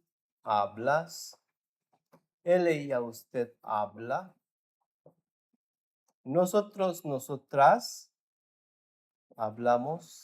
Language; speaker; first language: Spanish; non-native, fluent; Bangla